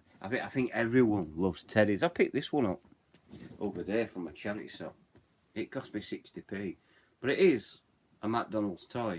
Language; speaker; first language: English; native; English